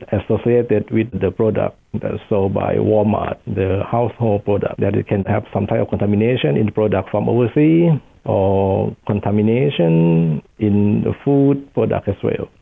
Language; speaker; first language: English; non-native, fluent; Thai